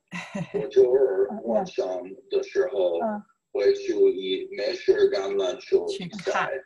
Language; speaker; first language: Chinese; non-native, fluent; English